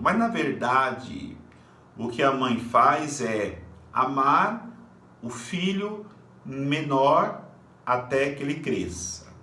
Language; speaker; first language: Portuguese; native; Portuguese